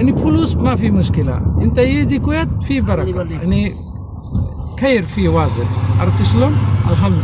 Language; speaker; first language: Arabic; non-native, learner; Bangla